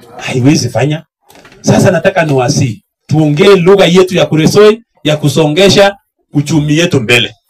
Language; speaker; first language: Swahili; non-native, local second language; Kalenjin